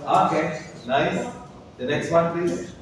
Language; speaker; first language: English; non-native, fluent; Indonesian